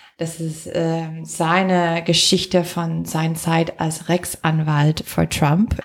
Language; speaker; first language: German; non-native, fluent; English